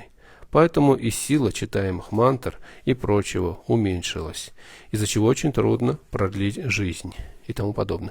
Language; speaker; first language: Russian; native; Russian